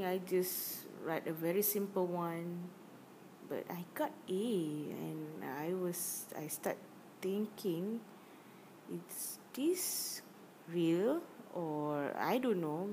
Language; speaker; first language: English; non-native, learner; Malay